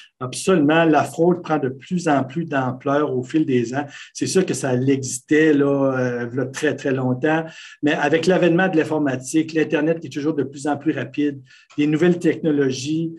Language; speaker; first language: French; native; French